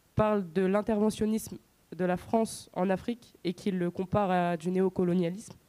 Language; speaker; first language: French; native; French